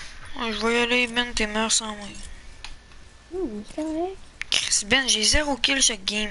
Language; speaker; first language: French; native; French